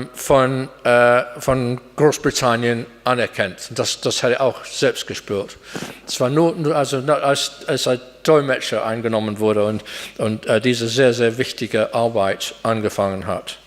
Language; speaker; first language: German; non-native, fluent; English